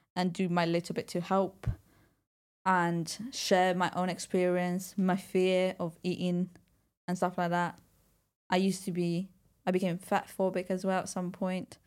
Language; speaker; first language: English; non-native, fluent; Italian